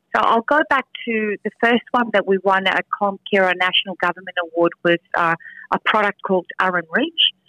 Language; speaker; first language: English; early bilingual, other home language; Spanish